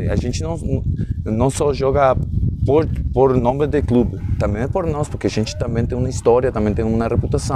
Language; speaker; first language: Portuguese; non-native, learner; Spanish